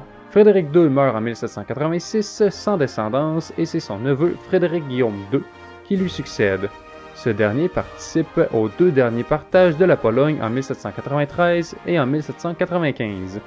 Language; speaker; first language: French; native; French